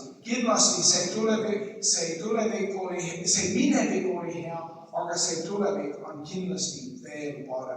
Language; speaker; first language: Estonian; non-native, fluent; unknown